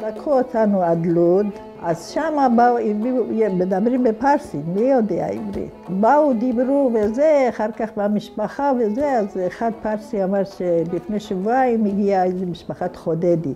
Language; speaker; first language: Hebrew; non-native, fluent; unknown